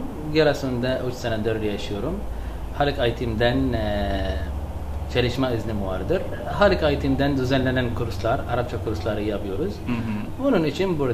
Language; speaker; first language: Turkish; non-native, learner; Arabic